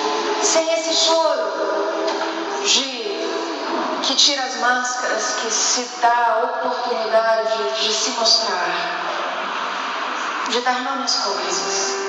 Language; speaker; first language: Portuguese; native; Portuguese